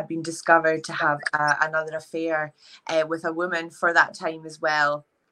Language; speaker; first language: English; native; English